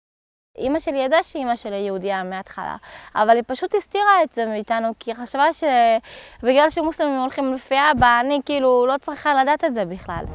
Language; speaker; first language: Hebrew; early bilingual, other home language; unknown